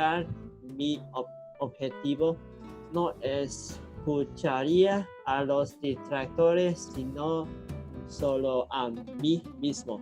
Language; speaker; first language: Spanish; non-native, learner; Cantonese